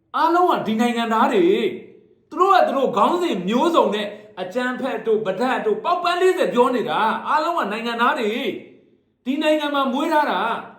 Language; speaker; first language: Burmese; native; Burmese